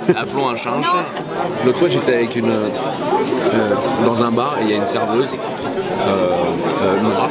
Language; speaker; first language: French; native; French